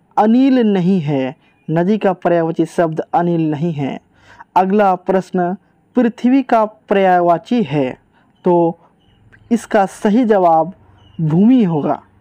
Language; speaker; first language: Hindi; native; Hindi